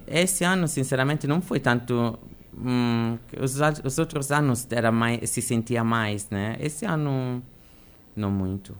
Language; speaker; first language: Portuguese; non-native, fluent; Italian